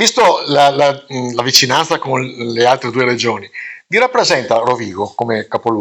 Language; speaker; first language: Italian; native; Italian